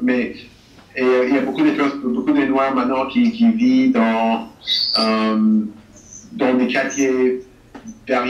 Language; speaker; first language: French; non-native, fluent; English